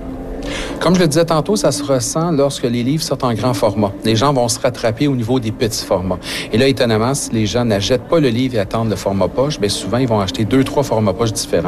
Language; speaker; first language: French; native; French